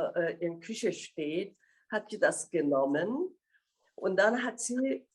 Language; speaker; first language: German; non-native, fluent; Korean